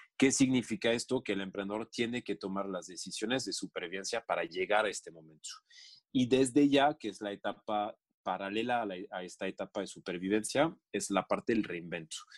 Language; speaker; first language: Spanish; non-native, fluent; French